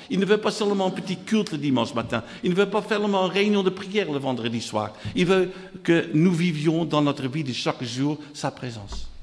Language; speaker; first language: French; non-native, fluent; Dutch